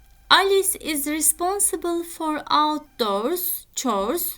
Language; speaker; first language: English; non-native, fluent; Turkish